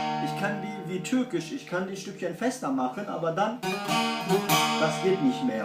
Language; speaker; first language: German; non-native, fluent; Kurdish